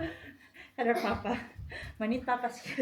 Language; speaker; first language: Dutch; non-native, learner; Filipino